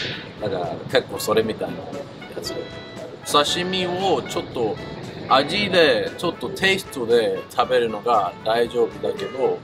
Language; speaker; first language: Japanese; early bilingual, heritage; English